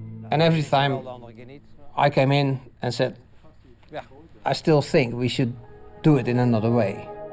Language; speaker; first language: English; non-native, fluent; Dutch